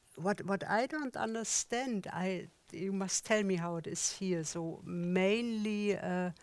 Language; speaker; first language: English; non-native, learner; German